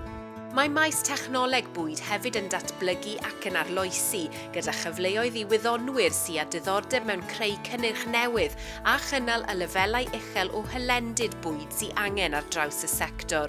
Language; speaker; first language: Welsh; native; Welsh